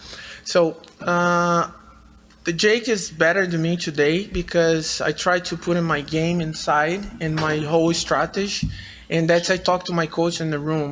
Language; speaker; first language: English; non-native, learner; Portuguese